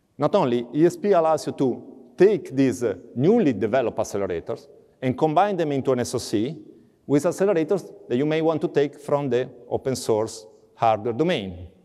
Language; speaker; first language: English; non-native, fluent; Italian